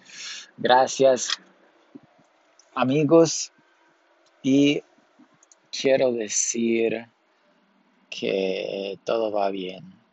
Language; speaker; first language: Spanish; early bilingual, heritage; Spanish